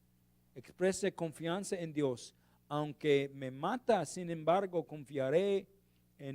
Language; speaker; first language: Spanish; non-native, learner; English